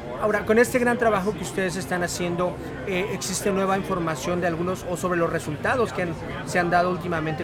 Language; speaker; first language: Spanish; native; Spanish